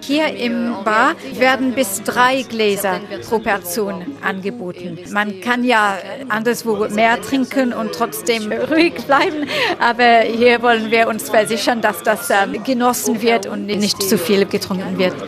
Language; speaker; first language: German; non-native, fluent; French